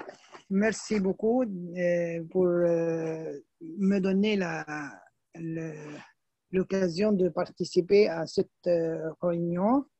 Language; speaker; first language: French; non-native, fluent; Arabic